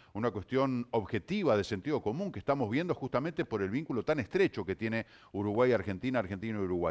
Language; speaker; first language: Spanish; native; Spanish